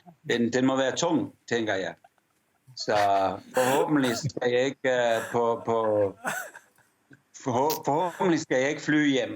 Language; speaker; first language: Danish; early bilingual, heritage; English